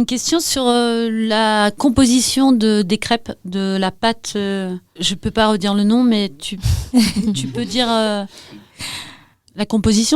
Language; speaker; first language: French; native; French